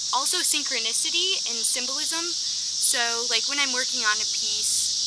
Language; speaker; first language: English; native; English